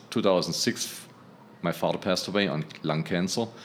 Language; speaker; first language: English; non-native, fluent; German